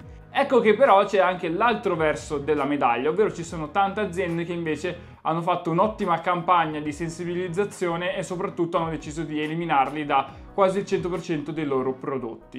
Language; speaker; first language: Italian; native; Italian